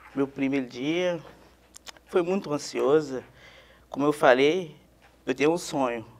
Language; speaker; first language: Portuguese; non-native, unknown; Haitian Creole